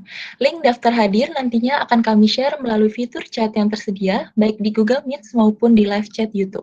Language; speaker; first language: Indonesian; native; Indonesian